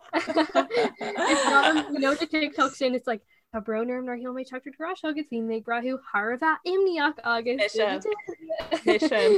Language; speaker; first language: Irish; non-native, local second language; English